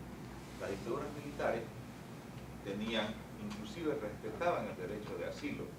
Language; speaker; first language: Spanish; native; Spanish